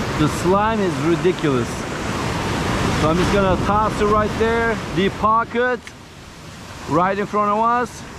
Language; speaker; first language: English; native; English